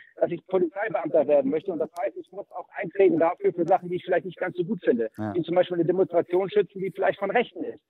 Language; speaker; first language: German; native; German